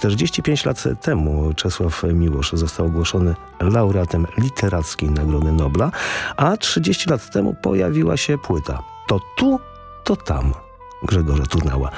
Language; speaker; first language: Polish; native; Polish